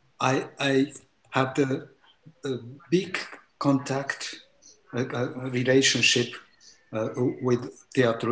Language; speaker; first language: English; non-native, learner; Japanese